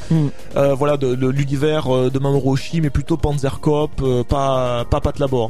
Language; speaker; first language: French; native; French